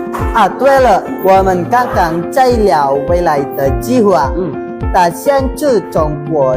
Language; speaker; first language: Chinese; non-native, learner; Indonesian